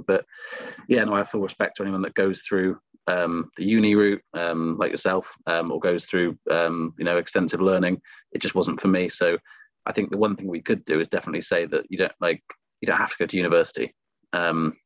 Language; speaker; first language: English; native; English